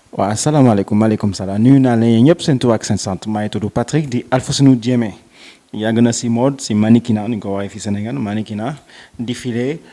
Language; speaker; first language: Wolof; non-native, local second language; Jola-Fonyi